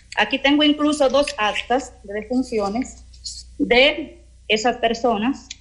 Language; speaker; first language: Spanish; native; Spanish